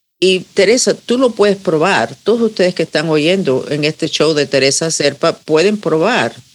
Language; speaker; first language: Spanish; non-native, fluent; English